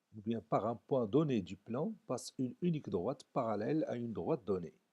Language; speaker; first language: French; non-native, local second language; Arabic